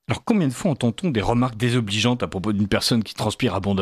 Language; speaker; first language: French; native; French